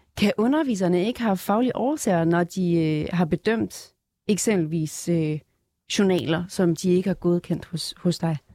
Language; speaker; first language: Danish; native; Danish